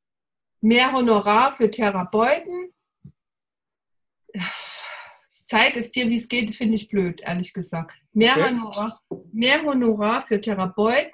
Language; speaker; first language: German; native; German